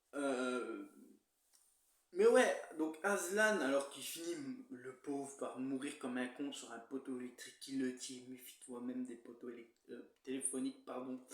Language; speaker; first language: French; native; French